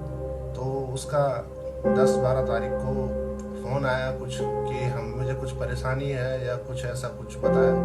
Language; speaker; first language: Hindi; native; Hindi